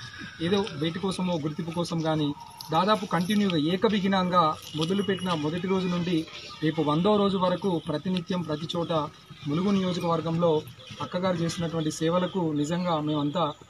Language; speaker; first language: Telugu; native; Telugu